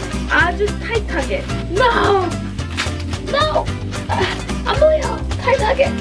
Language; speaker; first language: Korean; non-native, learner; English